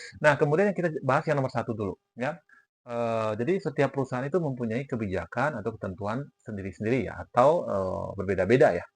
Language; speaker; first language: Indonesian; native; Indonesian